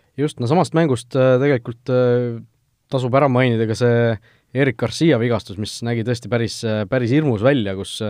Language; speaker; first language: Estonian; native; Estonian